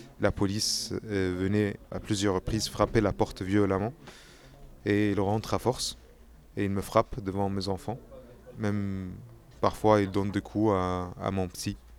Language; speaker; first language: French; non-native, fluent; Arabic